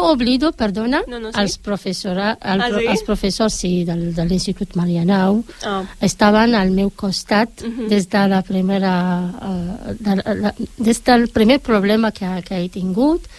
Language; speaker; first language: Catalan; non-native, learner; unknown